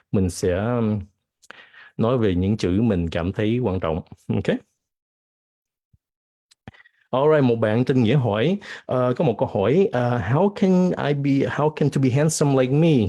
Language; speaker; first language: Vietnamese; early bilingual, heritage; Vietnamese